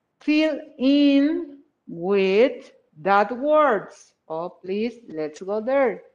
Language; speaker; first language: English; non-native, fluent; Spanish